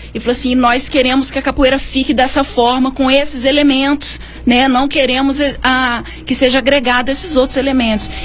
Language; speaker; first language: Portuguese; native; Portuguese